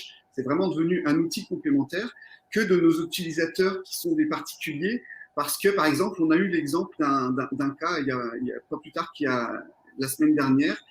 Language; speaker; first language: French; native; French